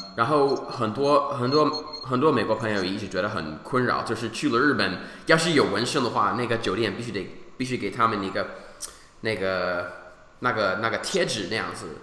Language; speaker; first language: Chinese; non-native, fluent; English